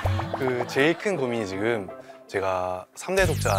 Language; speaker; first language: Korean; early bilingual, heritage; Korean